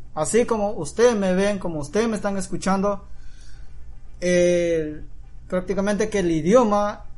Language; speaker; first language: Spanish; non-native, local second language; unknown